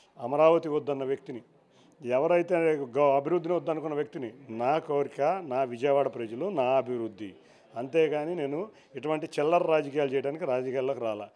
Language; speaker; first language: Telugu; native; Telugu